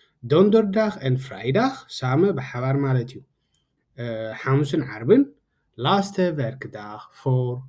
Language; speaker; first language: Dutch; non-native, fluent; Tigrinya